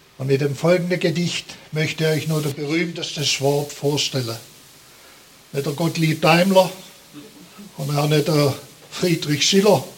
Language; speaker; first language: German; native; German